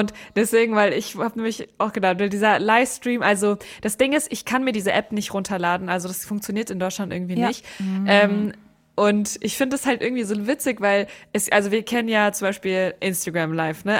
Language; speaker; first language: German; native; German